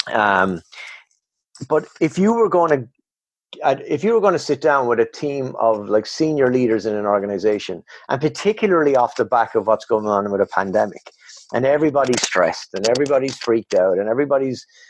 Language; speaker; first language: English; native; English